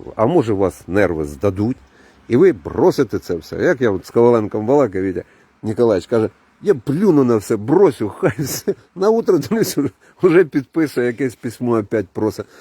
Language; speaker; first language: Ukrainian; native; Ukrainian